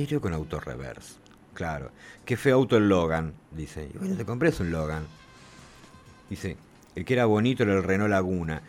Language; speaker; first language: Spanish; native; Spanish